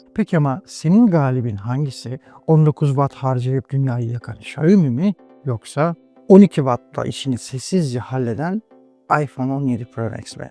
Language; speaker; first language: Turkish; native; Turkish